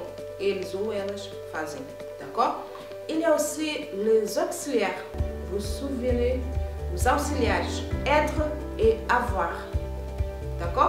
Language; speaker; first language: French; non-native, fluent; Portuguese